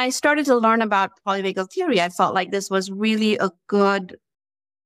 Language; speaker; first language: English; non-native, local second language; Gujarati